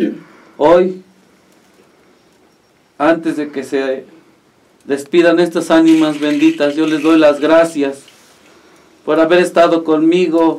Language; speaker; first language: Spanish; native; Spanish